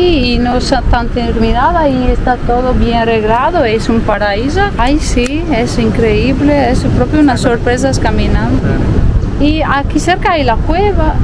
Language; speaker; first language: Spanish; non-native, fluent; Italian